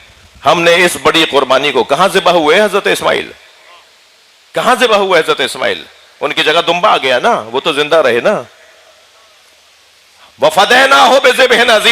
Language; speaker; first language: Urdu; native; Urdu